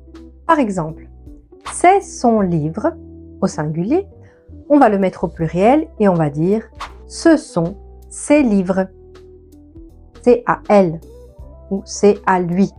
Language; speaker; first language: French; non-native, fluent; Italian